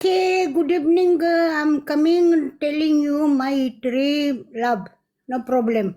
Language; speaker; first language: English; non-native, learner; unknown